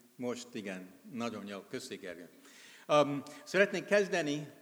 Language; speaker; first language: Hungarian; non-native, fluent; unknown